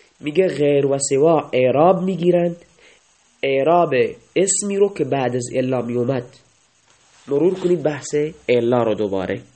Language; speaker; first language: Persian; native; Persian